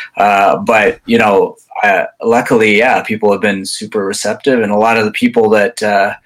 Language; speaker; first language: English; native; English